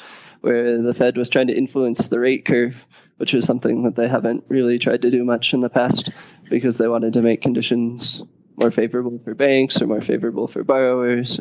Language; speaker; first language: English; native; English